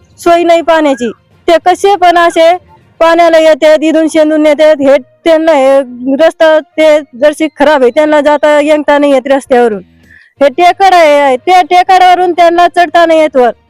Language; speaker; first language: Marathi; non-native, local second language; Lambadi